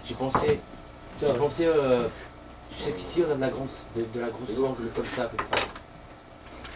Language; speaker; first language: French; native; French